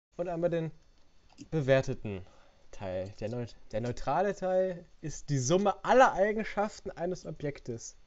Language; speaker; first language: German; native; German